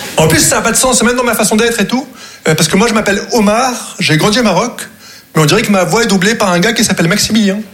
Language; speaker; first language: French; non-native, local second language; Arabic